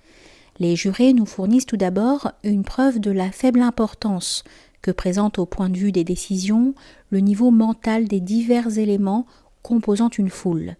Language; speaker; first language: French; native; French